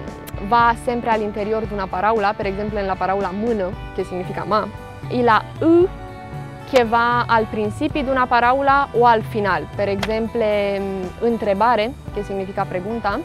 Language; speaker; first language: Catalan; non-native, fluent; Romanian